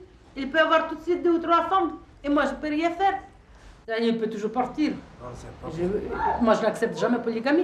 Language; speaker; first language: French; non-native, fluent; Russian